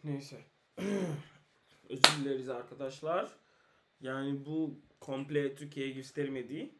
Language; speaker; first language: Turkish; non-native, learner; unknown